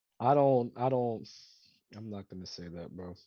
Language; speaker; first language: English; native; English